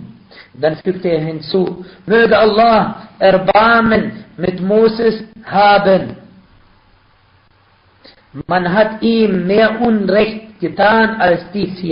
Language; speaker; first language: German; non-native, fluent; Arabic